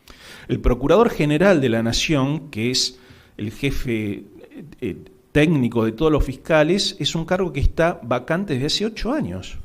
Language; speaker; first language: Spanish; native; Spanish